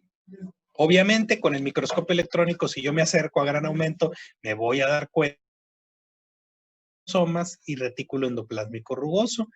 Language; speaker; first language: Spanish; native; Spanish